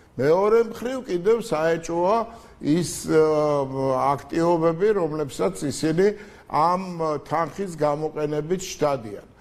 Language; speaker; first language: Georgian; native; Georgian